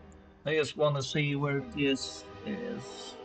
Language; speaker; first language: English; non-native, fluent; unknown